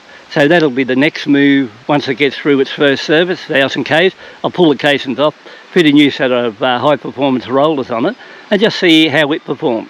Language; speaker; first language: English; native; English